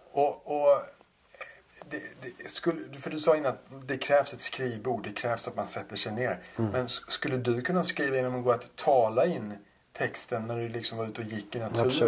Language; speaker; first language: Swedish; native; Swedish